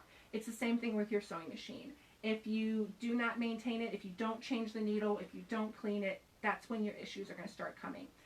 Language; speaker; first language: English; native; English